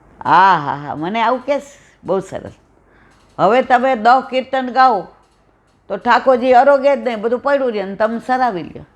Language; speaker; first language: Gujarati; native; Gujarati